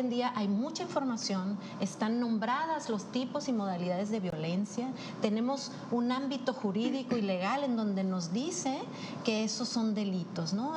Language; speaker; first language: Spanish; native; Spanish